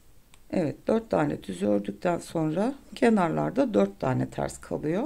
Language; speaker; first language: Turkish; native; Turkish